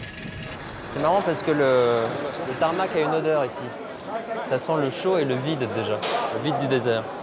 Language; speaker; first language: French; native; French